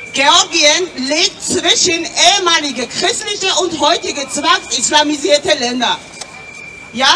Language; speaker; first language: German; non-native, fluent; Georgian